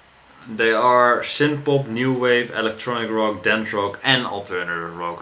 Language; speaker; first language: English; non-native, fluent; Dutch